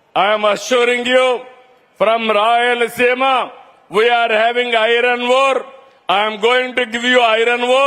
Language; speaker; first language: English; non-native, local second language; Telugu